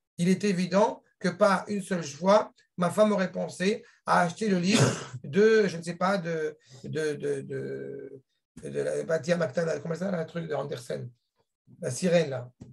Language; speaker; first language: French; native; French